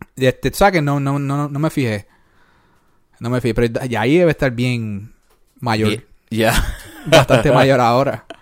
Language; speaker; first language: Spanish; native; Spanish